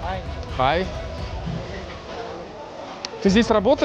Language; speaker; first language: Russian; native; Russian